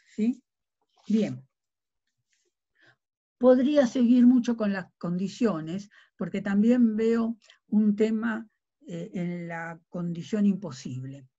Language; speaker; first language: Spanish; native; Spanish